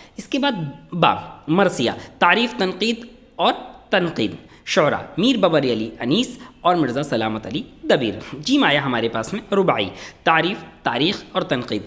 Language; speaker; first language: Urdu; native; Urdu